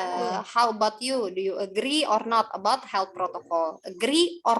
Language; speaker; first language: English; non-native, learner; Indonesian